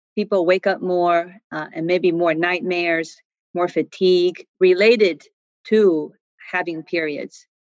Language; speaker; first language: English; non-native, fluent; Chinese